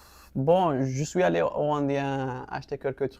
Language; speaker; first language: French; non-native, local second language; Arabic